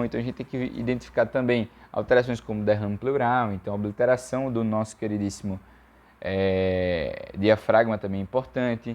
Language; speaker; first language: Portuguese; native; Portuguese